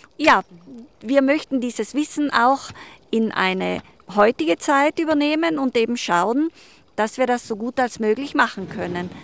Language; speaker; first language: German; native; German